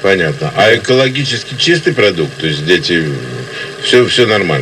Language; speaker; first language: Russian; native; Russian